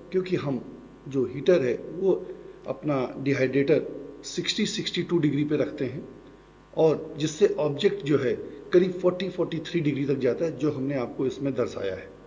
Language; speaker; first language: Hindi; native; Hindi